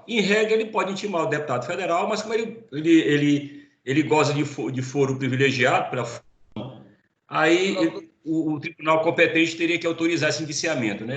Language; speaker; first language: Portuguese; native; Portuguese